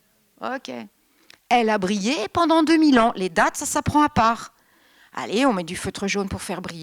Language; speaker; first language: French; native; French